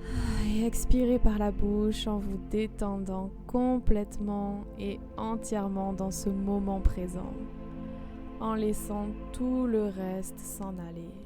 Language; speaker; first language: French; native; French